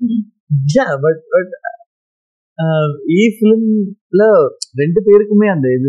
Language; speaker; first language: Telugu; non-native, learner; Tamil